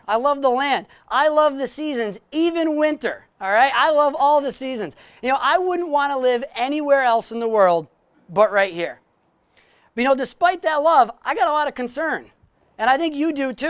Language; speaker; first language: English; native; English